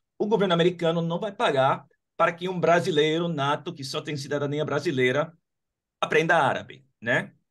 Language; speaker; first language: Portuguese; non-native, fluent; English